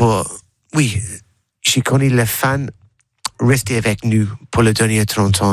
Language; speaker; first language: French; non-native, learner; English